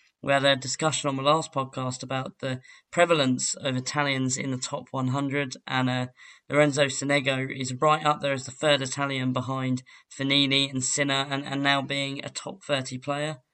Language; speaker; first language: English; native; English